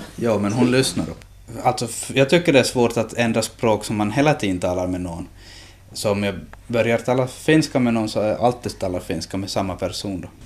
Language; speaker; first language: Swedish; native; Swedish